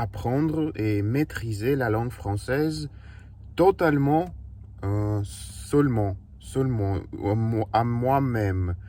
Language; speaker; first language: French; non-native, learner; Russian